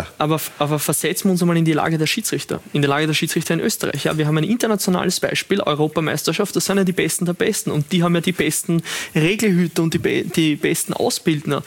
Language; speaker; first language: German; native; German